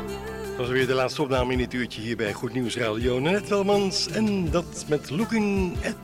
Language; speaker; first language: Dutch; native; Dutch